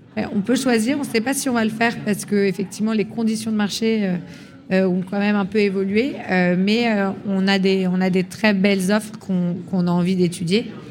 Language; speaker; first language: French; native; French